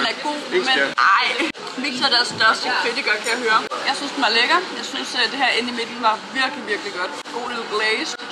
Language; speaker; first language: Danish; native; Danish